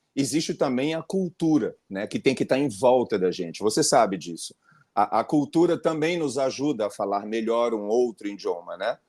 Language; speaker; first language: Portuguese; native; Portuguese